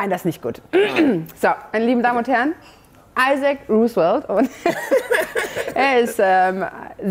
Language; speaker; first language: German; native; German